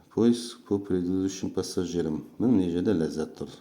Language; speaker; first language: Russian; non-native, local second language; Kazakh